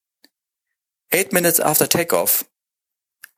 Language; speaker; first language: English; non-native, fluent; German